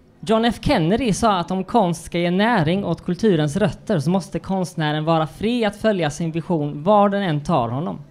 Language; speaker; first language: Swedish; native; Swedish